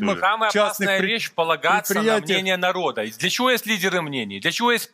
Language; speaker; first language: Russian; native; Russian